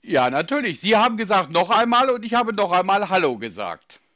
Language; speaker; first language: German; native; German